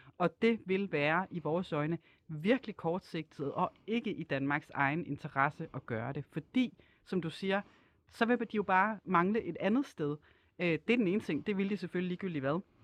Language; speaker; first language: Danish; native; Danish